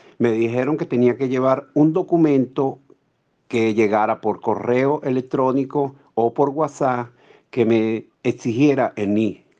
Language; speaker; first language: Spanish; native; Spanish